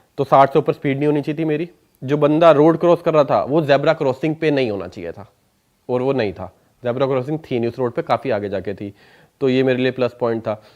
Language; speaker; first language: Hindi; non-native, local second language; Punjabi